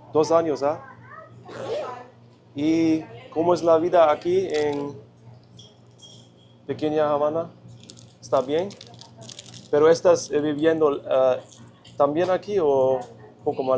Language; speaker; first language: Spanish; non-native, fluent; German